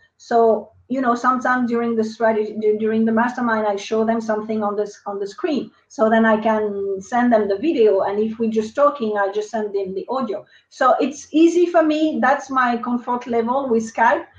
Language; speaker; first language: English; non-native, fluent; French